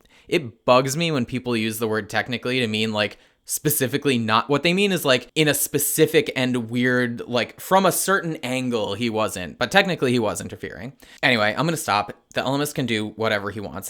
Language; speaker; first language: English; native; English